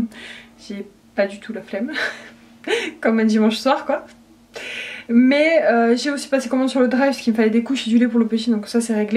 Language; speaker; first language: French; native; French